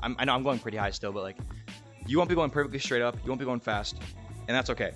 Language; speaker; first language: English; native; English